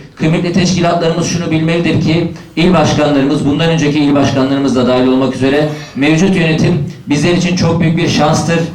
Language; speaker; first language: Turkish; native; Turkish